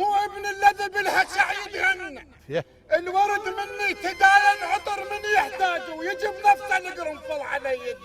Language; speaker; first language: Arabic; native; Arabic